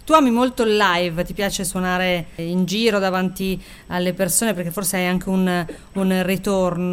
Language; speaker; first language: Italian; native; Italian